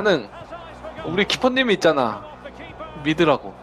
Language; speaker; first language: Korean; native; Korean